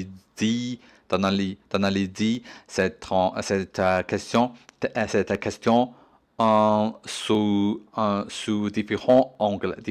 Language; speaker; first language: French; non-native, learner; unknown